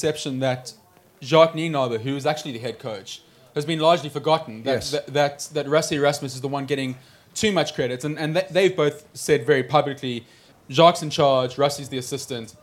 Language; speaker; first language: English; native; English